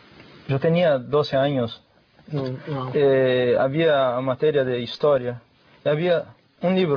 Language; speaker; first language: Spanish; non-native, fluent; Portuguese